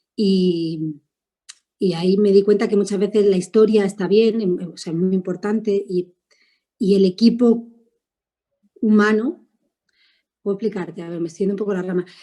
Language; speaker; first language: Spanish; native; Spanish